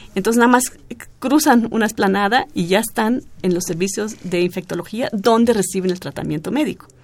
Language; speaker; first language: Spanish; non-native, fluent; German